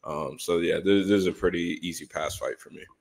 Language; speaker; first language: English; native; English